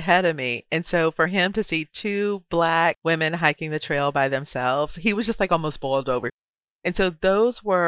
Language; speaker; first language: English; native; English